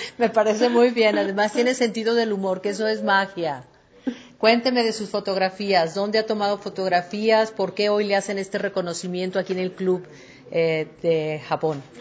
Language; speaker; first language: Spanish; native; Spanish